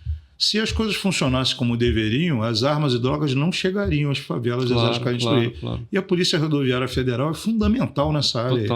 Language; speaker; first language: Portuguese; native; Portuguese